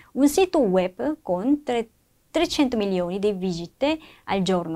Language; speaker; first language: Italian; non-native, fluent; Korean